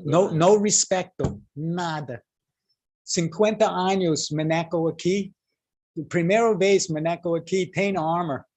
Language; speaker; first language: Portuguese; non-native, learner; English